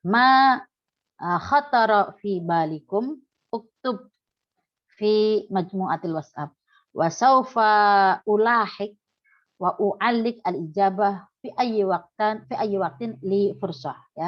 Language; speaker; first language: Arabic; non-native, learner; Indonesian